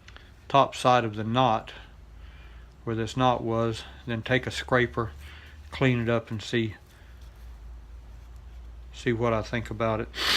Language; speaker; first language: English; native; English